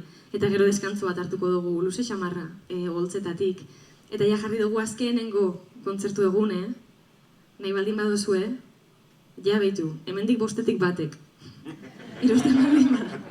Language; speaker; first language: Basque; native; Basque